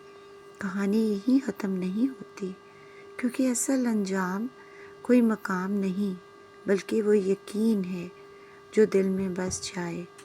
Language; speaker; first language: Urdu; native; Urdu